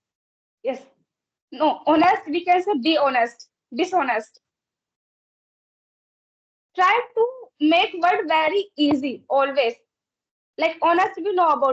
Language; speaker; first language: English; non-native, local second language; Hindi